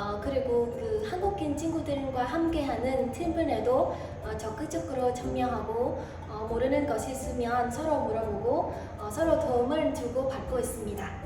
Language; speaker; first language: Korean; non-native, fluent; Vietnamese